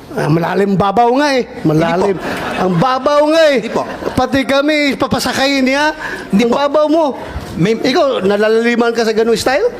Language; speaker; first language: Filipino; non-native, local second language; Cebuano